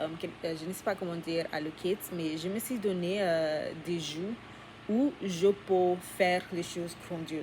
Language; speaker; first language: French; non-native, learner; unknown